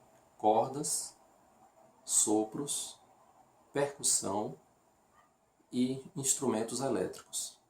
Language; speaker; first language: Portuguese; native; Portuguese